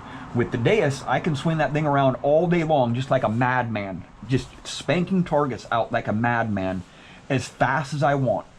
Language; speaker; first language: English; native; English